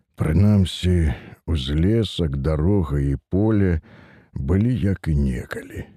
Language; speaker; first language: Belarusian; native; Belarusian